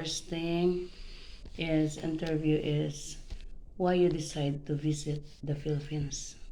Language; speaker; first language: English; non-native, local second language; Filipino